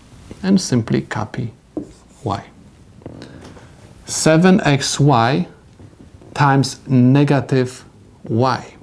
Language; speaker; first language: English; non-native, fluent; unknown